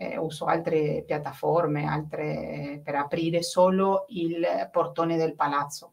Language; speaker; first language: Italian; non-native, fluent; Spanish